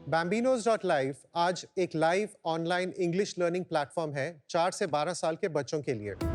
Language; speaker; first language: Hindi; native; Hindi